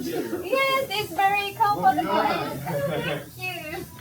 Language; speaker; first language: English; non-native, learner; Japanese